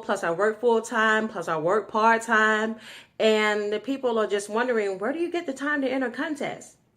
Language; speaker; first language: English; native; English